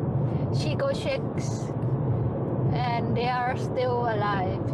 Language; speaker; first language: English; non-native, fluent; Thai